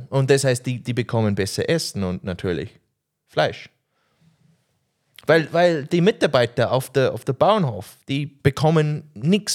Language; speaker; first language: German; non-native, learner; English